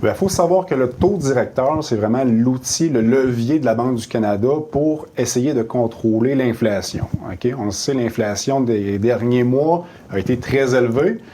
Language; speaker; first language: French; native; French